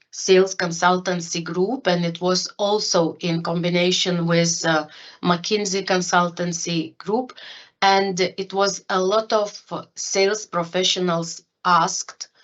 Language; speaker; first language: English; non-native, fluent; Lithuanian